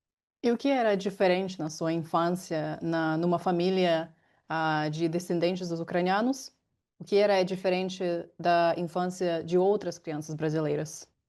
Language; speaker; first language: Portuguese; non-native, fluent; Ukrainian